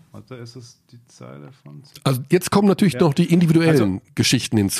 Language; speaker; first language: German; native; German